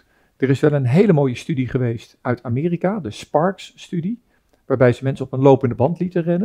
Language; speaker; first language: Dutch; native; Dutch